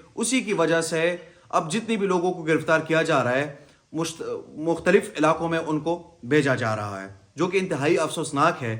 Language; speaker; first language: Urdu; non-native, local second language; Pashto